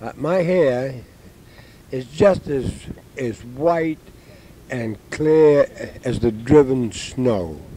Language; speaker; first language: English; native; English